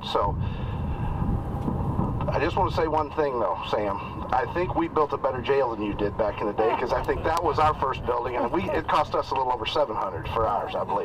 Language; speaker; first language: English; native; English